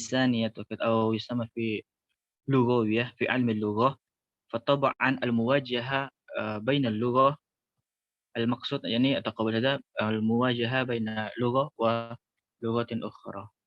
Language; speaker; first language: Arabic; non-native, learner; Indonesian